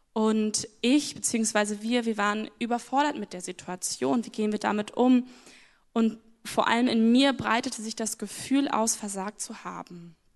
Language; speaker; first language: German; native; German